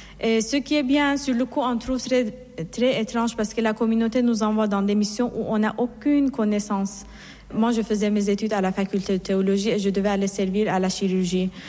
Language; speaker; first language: French; non-native, fluent; Persian